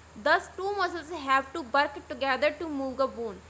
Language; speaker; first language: English; non-native, local second language; Punjabi